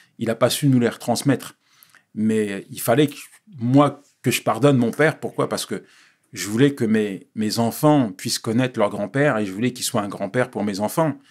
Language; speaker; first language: French; native; French